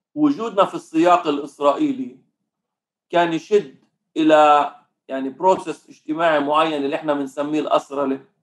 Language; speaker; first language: Arabic; native; Arabic